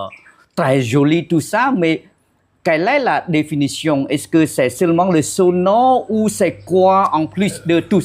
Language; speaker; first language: French; non-native, fluent; Khmer